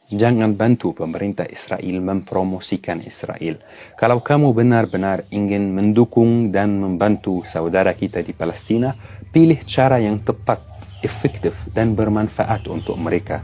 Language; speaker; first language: Indonesian; non-native, fluent; Arabic